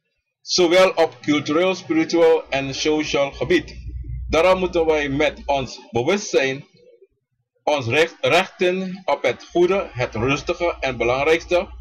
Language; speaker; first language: Dutch; non-native, local second language; Sranan Tongo